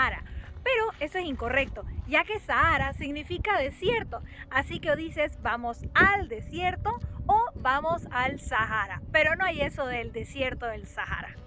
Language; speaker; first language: Spanish; native; Spanish